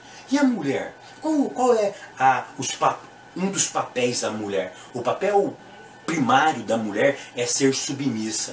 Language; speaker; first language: Portuguese; native; Portuguese